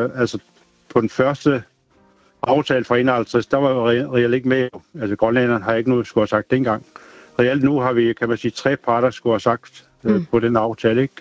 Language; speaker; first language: Danish; non-native, local second language; Kalaallisut